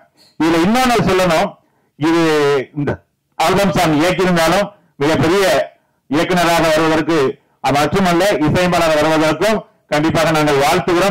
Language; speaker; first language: Tamil; native; Tamil